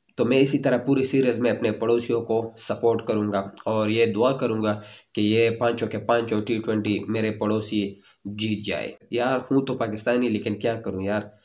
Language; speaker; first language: Urdu; native; Urdu